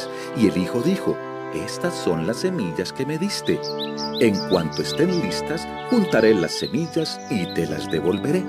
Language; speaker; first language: Spanish; native; Spanish